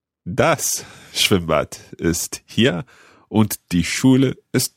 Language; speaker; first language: German; non-native, learner; English